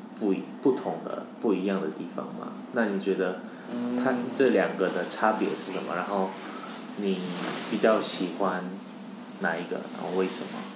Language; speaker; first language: Chinese; non-native, fluent; Korean